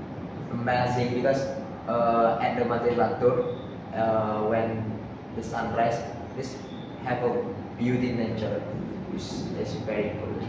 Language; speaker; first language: English; non-native, learner; Indonesian